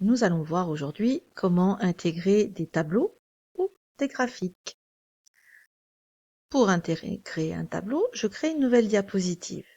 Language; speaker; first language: French; native; French